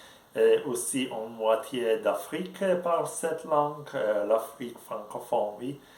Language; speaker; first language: French; non-native, learner; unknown